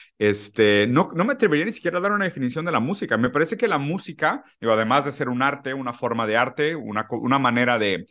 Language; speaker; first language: Spanish; early bilingual, other home language; Portuguese